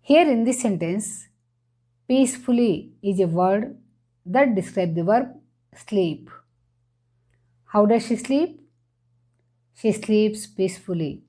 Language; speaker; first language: English; non-native, fluent; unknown